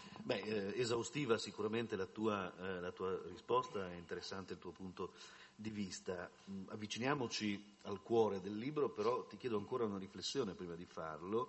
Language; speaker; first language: Italian; native; Italian